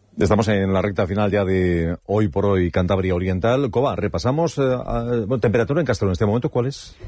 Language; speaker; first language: Spanish; native; Spanish